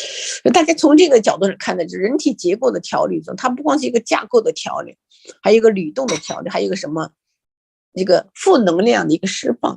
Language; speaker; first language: Chinese; native; Chinese